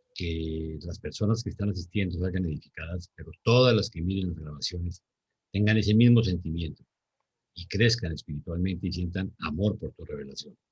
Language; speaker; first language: Spanish; native; Spanish